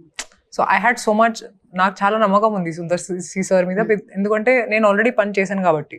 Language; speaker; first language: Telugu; non-native, fluent; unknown